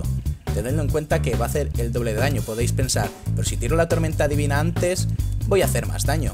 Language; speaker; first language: Spanish; native; Spanish